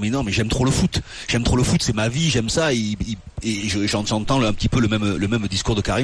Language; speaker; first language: French; native; French